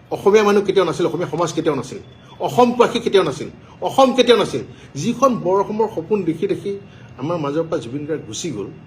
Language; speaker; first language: Assamese; native; Assamese